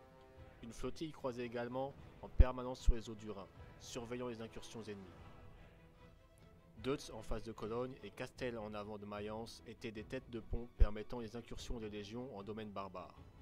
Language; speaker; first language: French; native; French